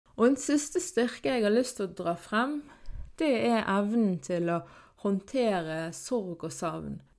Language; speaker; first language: Norwegian; early bilingual, other home language; Arabic